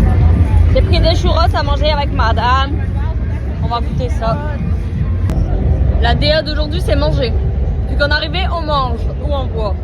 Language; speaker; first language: French; native; French